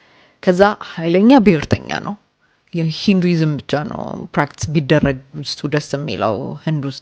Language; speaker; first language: Amharic; native; Amharic